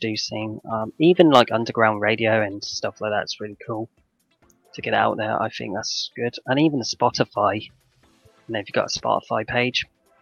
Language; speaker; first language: English; native; English